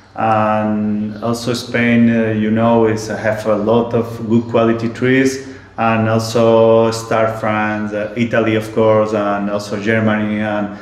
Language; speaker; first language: English; non-native, learner; Spanish